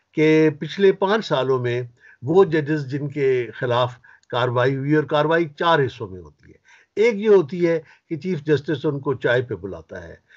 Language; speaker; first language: Urdu; native; Urdu